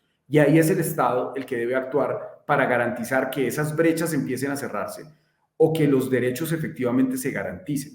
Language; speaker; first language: Spanish; native; Spanish